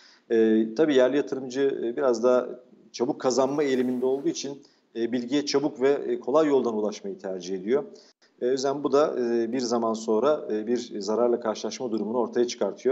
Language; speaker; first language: Turkish; native; Turkish